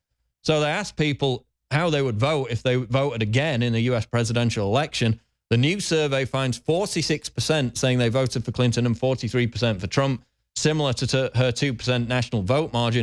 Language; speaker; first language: English; native; English